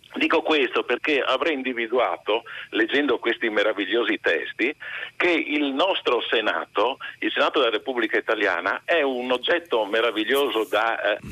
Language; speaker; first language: Italian; native; Italian